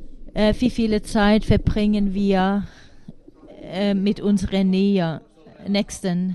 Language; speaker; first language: German; non-native, fluent; Finnish